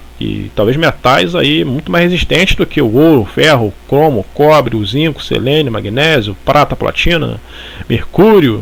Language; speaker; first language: Portuguese; native; Portuguese